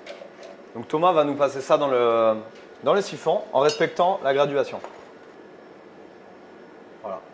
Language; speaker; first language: French; native; French